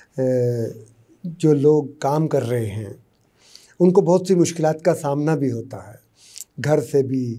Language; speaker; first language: Urdu; non-native, local second language; Punjabi